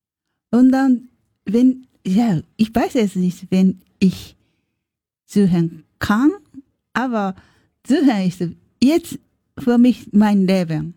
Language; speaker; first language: German; non-native, learner; Japanese